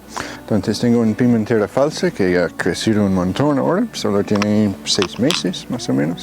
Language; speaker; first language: Spanish; non-native, fluent; English